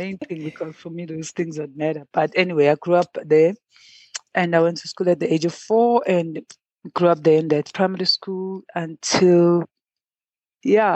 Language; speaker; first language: English; non-native, local second language; Zulu